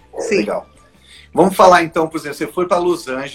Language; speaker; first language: Portuguese; native; Portuguese